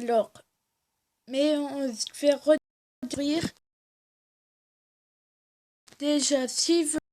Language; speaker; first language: French; native; French